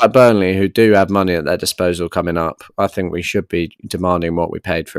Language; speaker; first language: English; native; English